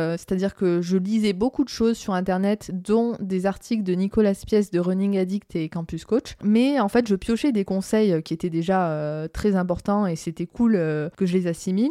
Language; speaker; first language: French; native; French